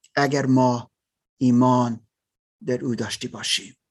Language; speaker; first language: Persian; non-native, learner; German